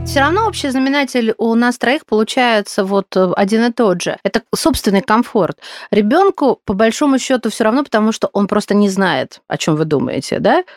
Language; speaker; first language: Russian; native; Russian